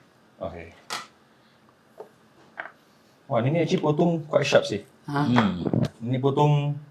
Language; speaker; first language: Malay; native; Malay